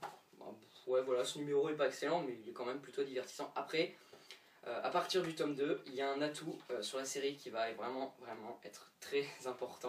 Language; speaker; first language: French; native; French